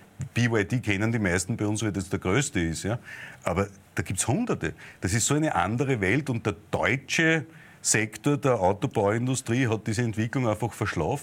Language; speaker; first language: German; native; German